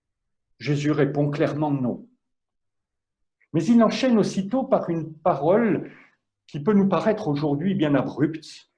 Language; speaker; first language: French; native; French